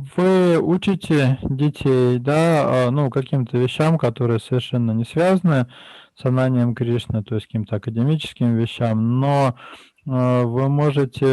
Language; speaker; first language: Russian; native; Russian